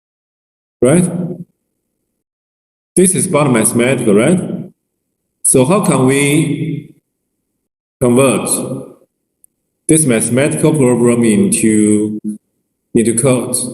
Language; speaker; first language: English; non-native, learner; Chinese